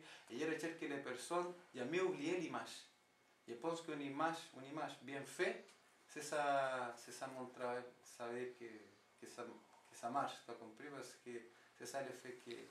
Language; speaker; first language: French; non-native, fluent; Spanish